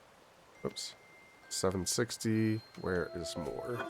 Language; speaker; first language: English; native; English